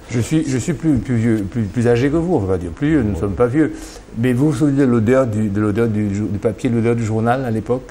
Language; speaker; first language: French; native; French